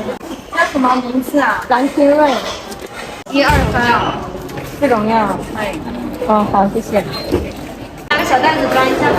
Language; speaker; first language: Chinese; native; Chinese